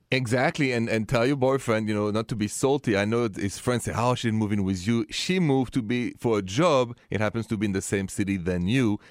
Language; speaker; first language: English; non-native, fluent; French